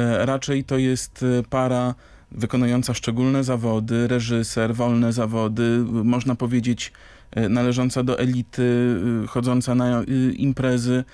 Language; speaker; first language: Polish; native; Polish